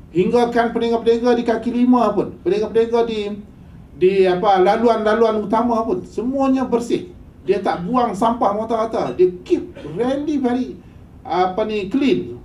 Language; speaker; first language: Malay; native; Malay